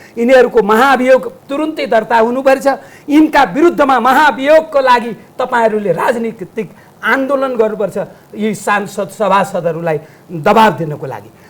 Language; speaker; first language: Nepali; native; Nepali